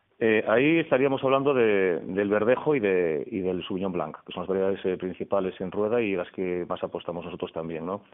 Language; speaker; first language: Spanish; native; Spanish